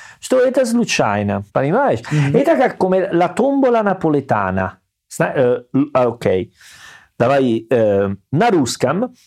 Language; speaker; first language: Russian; non-native, learner; Italian